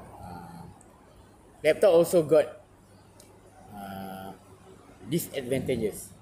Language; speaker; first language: English; non-native, learner; Malay